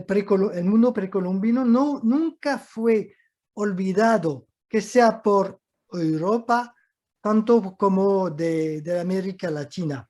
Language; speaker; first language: Spanish; non-native, fluent; French